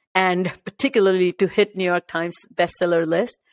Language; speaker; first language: English; non-native, local second language; Marathi